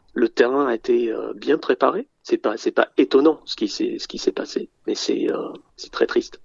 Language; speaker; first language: French; early bilingual, other home language; English